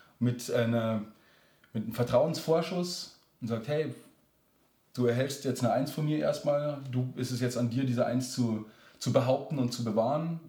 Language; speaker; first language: German; native; German